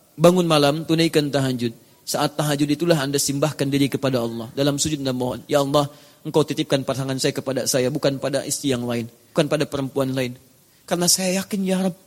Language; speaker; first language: Indonesian; native; Indonesian